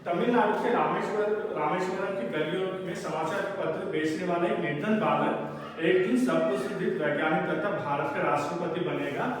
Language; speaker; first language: Hindi; non-native, local second language; Telugu